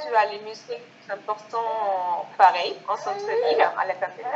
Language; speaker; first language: French; non-native, fluent; Spanish